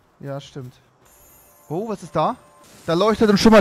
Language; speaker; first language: German; native; German